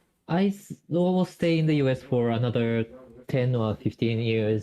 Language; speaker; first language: English; non-native, fluent; Japanese